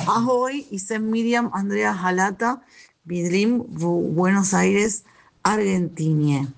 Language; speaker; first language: Czech; early bilingual, heritage; Spanish